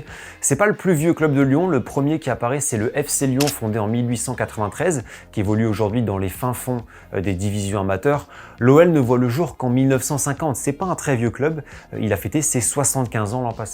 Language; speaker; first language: French; native; French